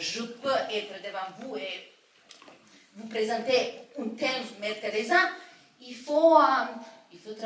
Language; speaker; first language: French; non-native, fluent; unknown